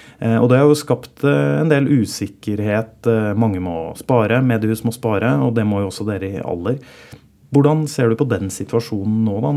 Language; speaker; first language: Norwegian; native; Norwegian